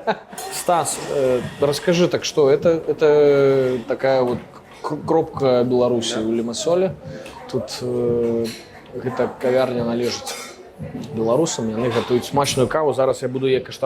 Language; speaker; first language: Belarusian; non-native, local second language; Russian